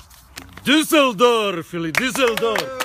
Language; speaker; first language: German; non-native, learner; Bosnian